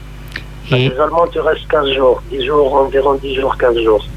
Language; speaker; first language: French; non-native, local second language; Arabic